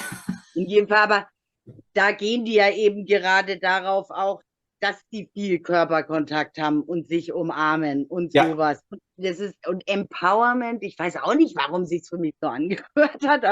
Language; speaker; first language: German; native; German